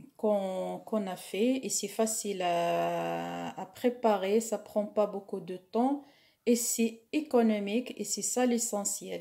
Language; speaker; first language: French; non-native, local second language; Arabic